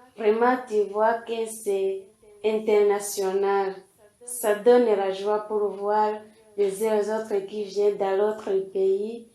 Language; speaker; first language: French; non-native, local second language; Kinyarwanda